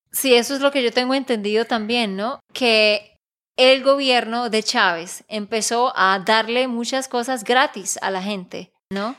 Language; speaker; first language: Spanish; native; Spanish